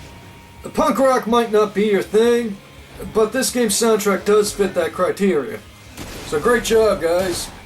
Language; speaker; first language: English; native; English